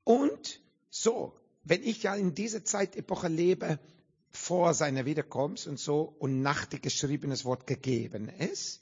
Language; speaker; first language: German; non-native, learner; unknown